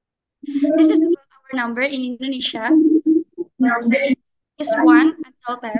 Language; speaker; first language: English; non-native, learner; Indonesian